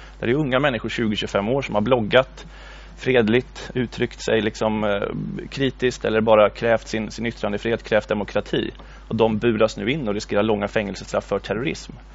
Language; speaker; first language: Swedish; native; Swedish